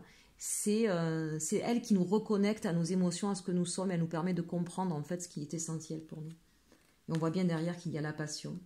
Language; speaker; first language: French; native; French